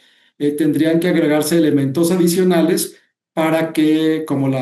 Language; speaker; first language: Spanish; native; Spanish